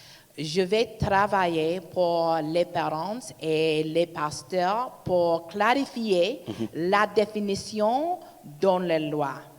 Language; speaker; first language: French; non-native, learner; English